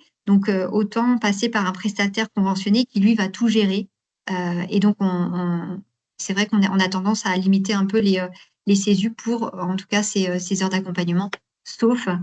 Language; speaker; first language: French; native; French